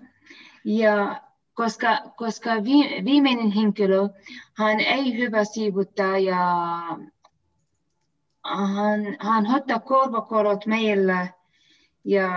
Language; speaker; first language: Finnish; non-native, learner; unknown